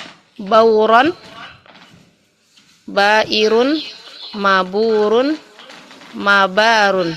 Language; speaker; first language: Arabic; non-native, learner; Indonesian